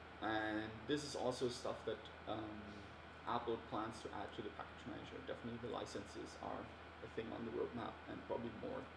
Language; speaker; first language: English; non-native, fluent; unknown